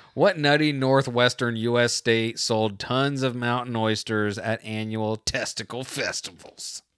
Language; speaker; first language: English; early bilingual, other home language; Italian